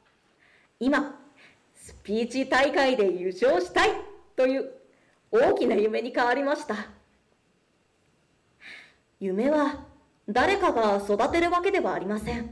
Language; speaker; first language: Japanese; non-native, fluent; Korean